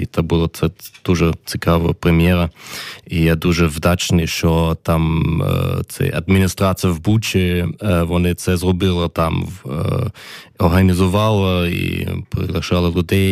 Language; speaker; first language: Ukrainian; non-native, learner; German